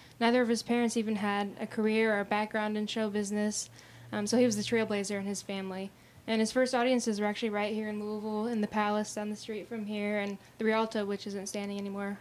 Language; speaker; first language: English; native; English